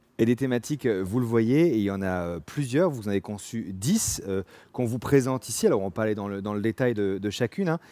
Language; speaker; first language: French; native; French